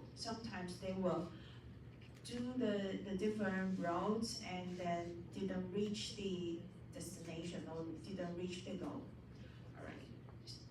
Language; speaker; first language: English; non-native, fluent; Chinese